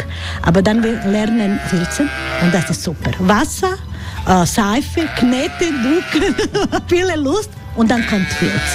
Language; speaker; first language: German; non-native, learner; Croatian